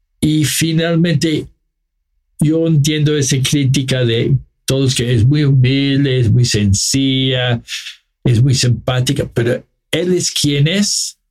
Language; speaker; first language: Spanish; non-native, fluent; English